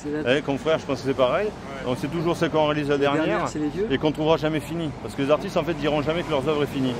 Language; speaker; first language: French; native; French